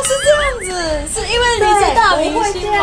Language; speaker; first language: Chinese; non-native, fluent; Japanese